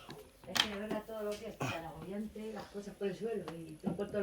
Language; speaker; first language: Spanish; native; Spanish